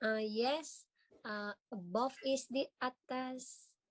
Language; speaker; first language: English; non-native, learner; Indonesian